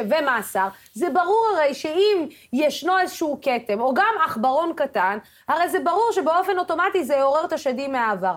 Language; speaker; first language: Hebrew; non-native, local second language; Arabic